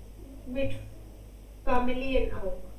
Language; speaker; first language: German; non-native, learner; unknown